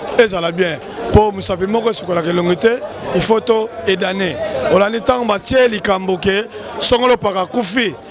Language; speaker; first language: Lingala; native; Lingala